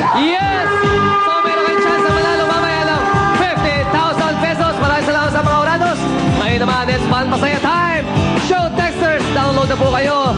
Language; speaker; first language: Filipino; native; Filipino